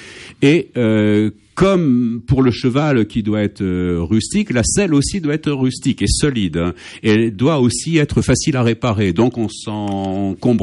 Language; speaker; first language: French; native; French